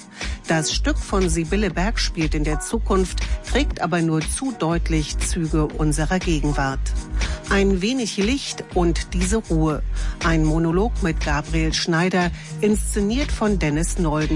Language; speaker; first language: German; native; German